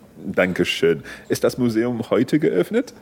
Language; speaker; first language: German; non-native, fluent; English